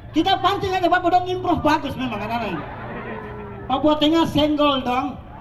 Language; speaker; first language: Indonesian; native; Indonesian